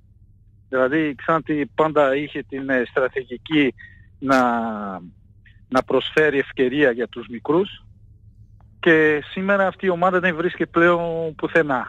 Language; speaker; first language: Greek; non-native, fluent; Portuguese